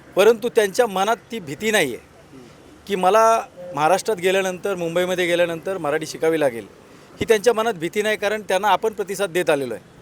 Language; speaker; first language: Marathi; native; Marathi